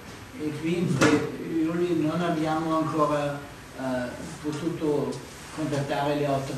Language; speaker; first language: Italian; non-native, fluent; German